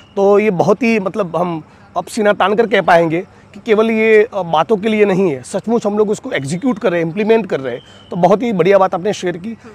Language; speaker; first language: Hindi; non-native, local second language; Gujarati